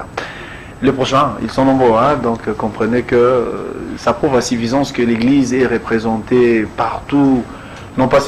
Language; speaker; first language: French; non-native, local second language; Lingala